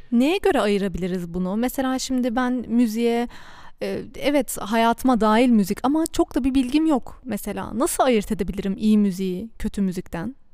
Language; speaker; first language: Turkish; early bilingual, heritage; Turkish